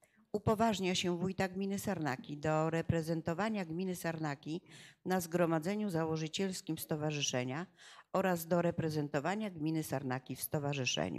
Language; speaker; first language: Polish; native; Polish